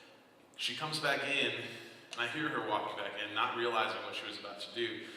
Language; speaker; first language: English; native; English